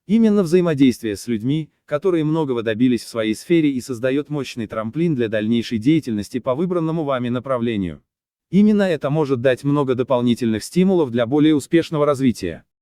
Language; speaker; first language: Russian; native; Russian